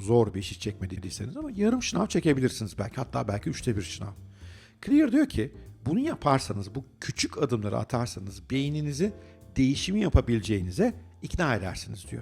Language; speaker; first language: Turkish; native; Turkish